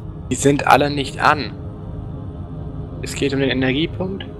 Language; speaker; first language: German; native; German